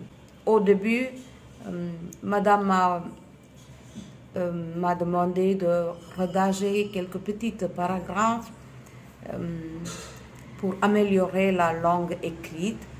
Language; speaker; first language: French; non-native, fluent; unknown